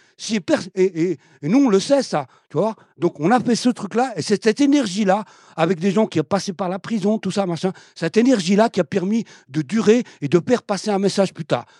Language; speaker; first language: French; early bilingual, other home language; Arabic